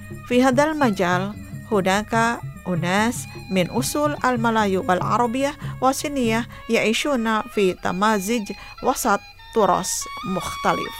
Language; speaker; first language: Arabic; non-native, fluent; Indonesian